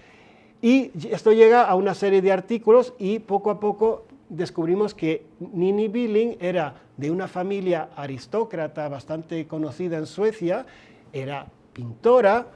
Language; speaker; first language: Spanish; non-native, fluent; Swedish